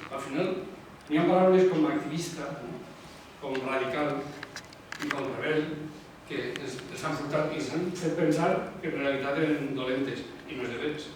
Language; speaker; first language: Catalan; non-native, local second language; Spanish